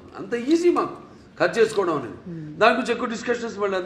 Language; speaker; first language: Telugu; native; Telugu